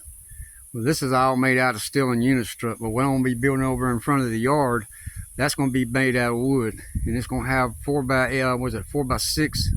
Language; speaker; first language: English; native; English